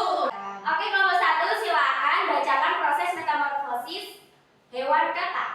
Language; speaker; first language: Indonesian; native; Indonesian